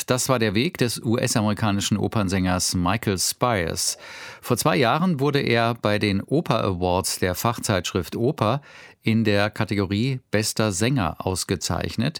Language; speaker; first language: German; native; German